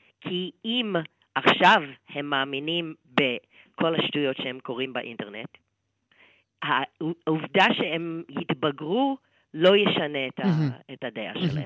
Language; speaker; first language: Hebrew; non-native, fluent; English